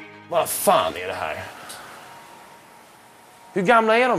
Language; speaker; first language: Swedish; native; Swedish